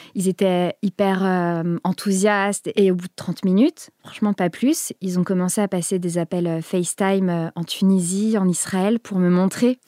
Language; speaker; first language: French; native; French